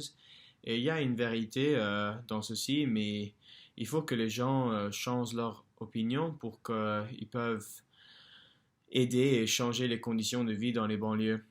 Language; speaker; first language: French; non-native, fluent; English